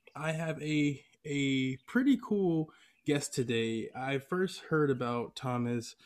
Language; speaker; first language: English; native; English